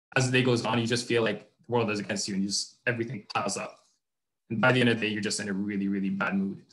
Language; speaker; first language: English; non-native, fluent; French